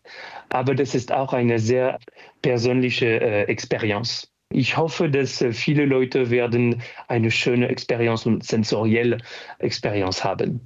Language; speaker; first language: German; non-native, fluent; French